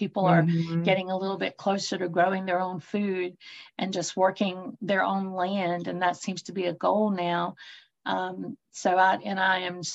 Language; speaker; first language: English; native; English